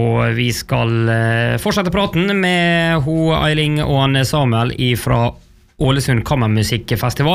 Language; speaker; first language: Norwegian; native; Norwegian